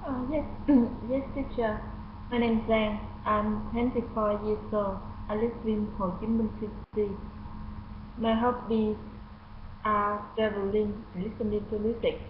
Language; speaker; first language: English; non-native, learner; Vietnamese